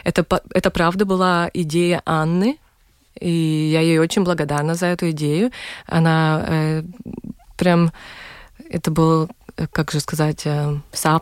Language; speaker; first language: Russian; non-native, local second language; Latvian